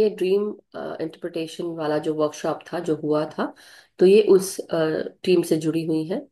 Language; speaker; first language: Hindi; native; Hindi